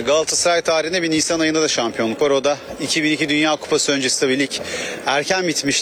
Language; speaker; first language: Turkish; native; Turkish